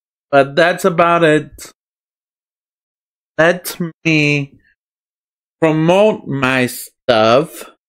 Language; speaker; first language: English; early bilingual, other home language; Spanish